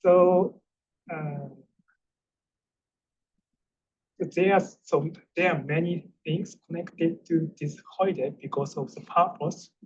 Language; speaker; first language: English; non-native, fluent; Japanese